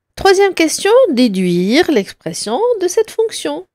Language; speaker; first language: French; non-native, local second language; Arabic